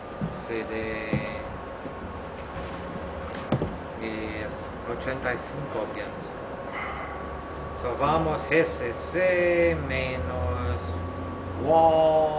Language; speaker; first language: Spanish; non-native, fluent; English